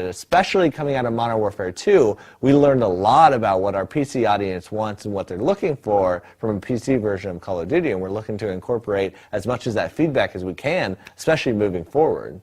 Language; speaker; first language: English; native; English